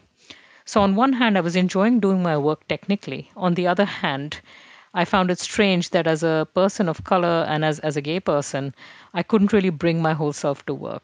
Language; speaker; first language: English; non-native, local second language; Hindi